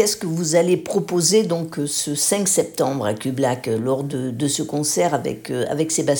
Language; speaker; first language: French; native; French